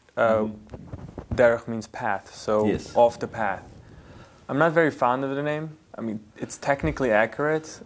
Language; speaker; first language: English; early bilingual, other home language; Yiddish